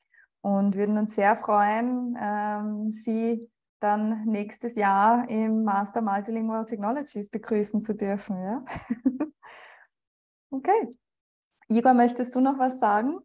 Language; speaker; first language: German; native; German